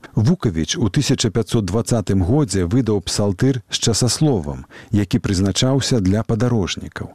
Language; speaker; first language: Belarusian; native; Belarusian